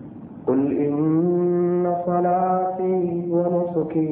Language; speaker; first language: Arabic; native; Arabic